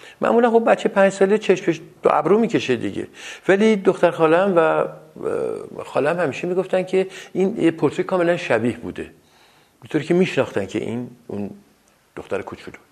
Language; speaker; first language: Persian; non-native, local second language; Azerbaijani